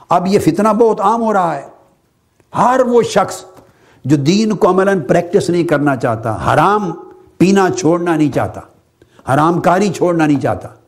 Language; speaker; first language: Urdu; native; Urdu